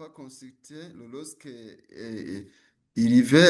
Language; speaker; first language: French; non-native, local second language; Rundi